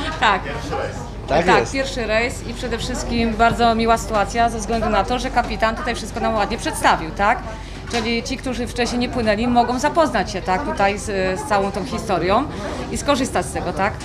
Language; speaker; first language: Polish; native; Polish